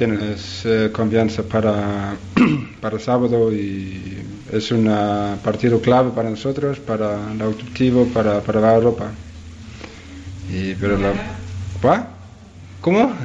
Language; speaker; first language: Spanish; non-native, learner; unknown